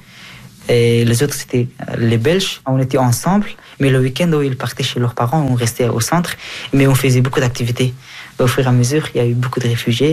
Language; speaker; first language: French; early bilingual, other home language; Persian